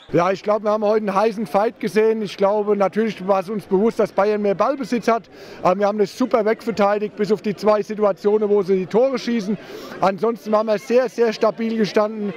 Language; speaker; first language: German; native; German